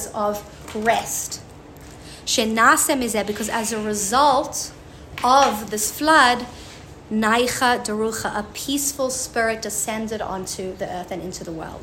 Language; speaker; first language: English; native; English